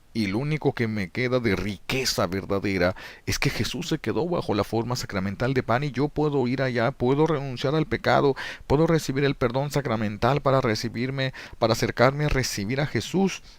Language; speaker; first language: Spanish; native; Spanish